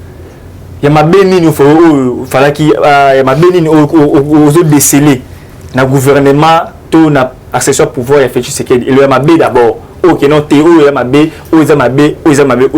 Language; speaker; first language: French; non-native, local second language; Lingala